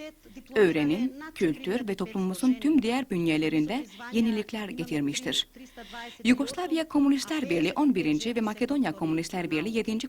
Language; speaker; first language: Turkish; native; Turkish